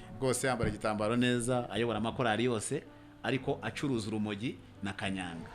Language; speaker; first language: Kinyarwanda; native; Kinyarwanda